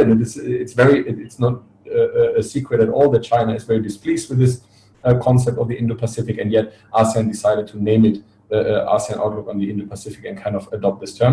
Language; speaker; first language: English; non-native, fluent; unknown